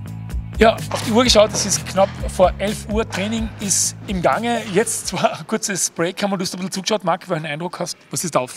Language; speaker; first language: German; native; German